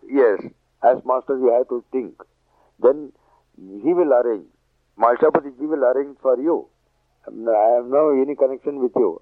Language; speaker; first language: English; non-native, local second language; Marathi